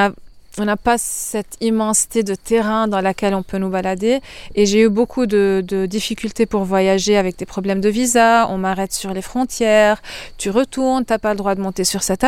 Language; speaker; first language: French; non-native, local second language; Arabic